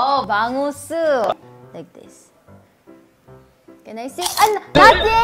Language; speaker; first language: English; non-native, fluent; Korean